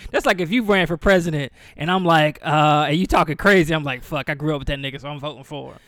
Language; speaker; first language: English; native; English